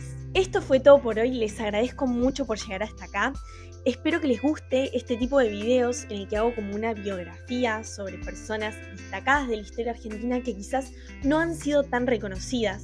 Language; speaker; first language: Spanish; native; Spanish